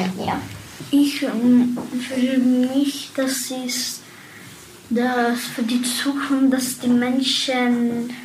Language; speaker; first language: German; early bilingual, other home language; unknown